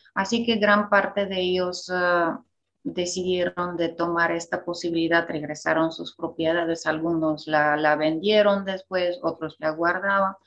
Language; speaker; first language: Spanish; non-native, fluent; Bulgarian